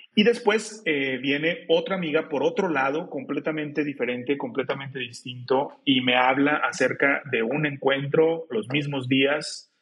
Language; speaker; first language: Spanish; native; Spanish